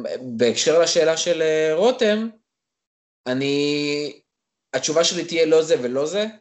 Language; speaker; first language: Hebrew; native; Hebrew